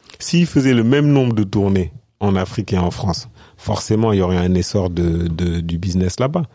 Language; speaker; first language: French; early bilingual, other home language; Wolof